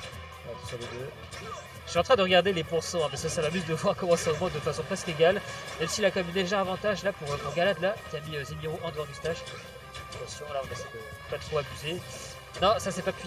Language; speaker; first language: French; native; French